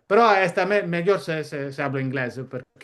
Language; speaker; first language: Spanish; non-native, learner; Italian